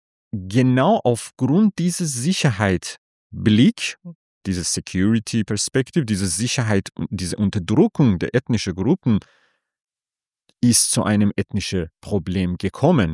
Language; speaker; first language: German; non-native, fluent; Persian